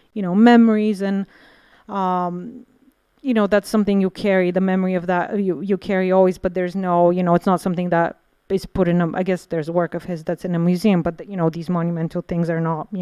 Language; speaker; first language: English; non-native, fluent; Bulgarian